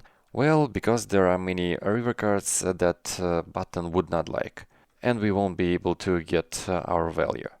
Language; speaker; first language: English; non-native, fluent; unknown